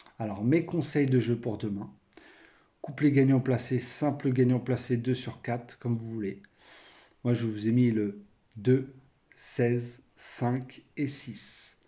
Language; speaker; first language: French; native; French